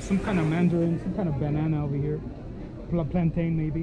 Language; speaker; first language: English; early bilingual, other home language; Spanish